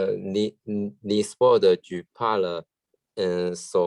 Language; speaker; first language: French; non-native, learner; Chinese